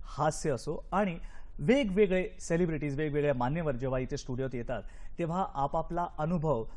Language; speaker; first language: Marathi; native; Marathi